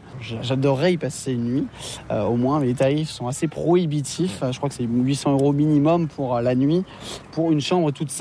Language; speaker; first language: French; native; French